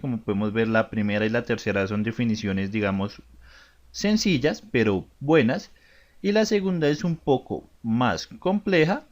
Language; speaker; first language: Spanish; native; Spanish